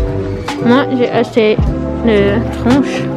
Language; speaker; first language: French; non-native, learner; English